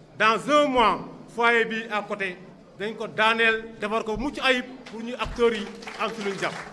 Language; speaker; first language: Wolof; native; Wolof